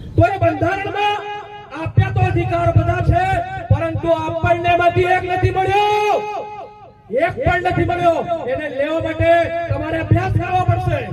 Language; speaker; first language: Gujarati; non-native, local second language; Bhili